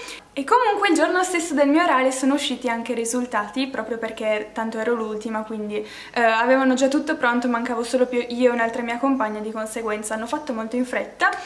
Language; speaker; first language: Italian; native; Italian